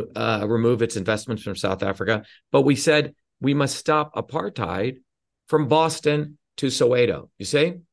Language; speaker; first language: English; early bilingual, other home language; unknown